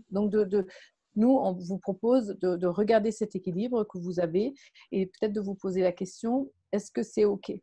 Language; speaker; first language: French; non-native, fluent; German